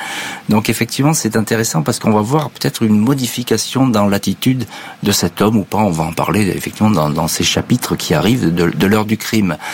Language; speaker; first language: French; native; French